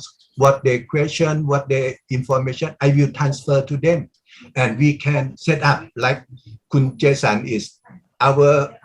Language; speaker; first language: English; non-native, learner; Thai